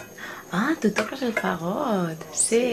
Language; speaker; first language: Spanish; non-native, fluent; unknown